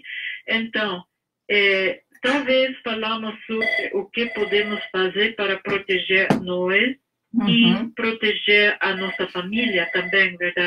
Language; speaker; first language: Portuguese; non-native, fluent; English